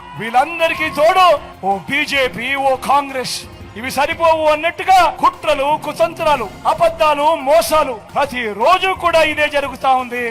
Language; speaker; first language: Telugu; native; Telugu